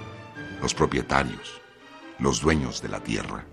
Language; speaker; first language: Spanish; native; Spanish